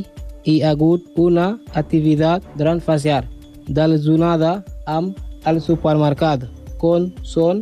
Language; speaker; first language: Catalan; non-native, learner; Spanish